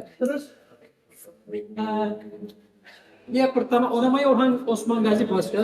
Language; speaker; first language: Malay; non-native, fluent; Turkish